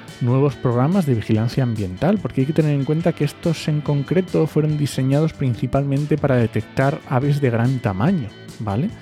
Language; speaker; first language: Spanish; native; Spanish